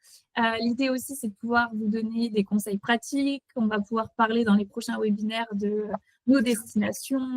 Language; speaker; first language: French; native; French